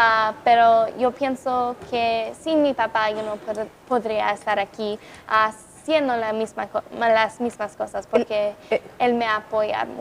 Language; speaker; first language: Spanish; non-native, fluent; English